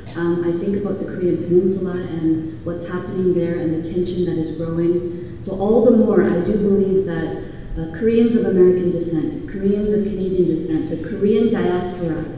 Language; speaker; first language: English; native; English